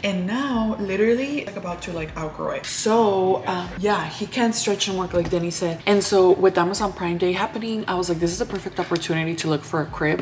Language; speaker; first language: English; early bilingual, other home language; Spanish